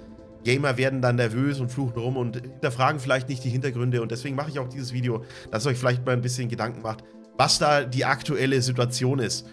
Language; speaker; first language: German; native; German